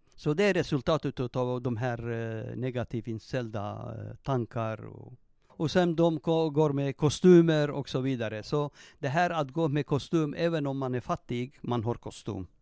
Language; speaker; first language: Swedish; non-native, fluent; Turoyo